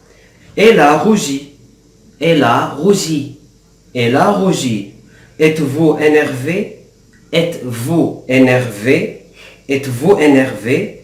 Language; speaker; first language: French; non-native, fluent; Arabic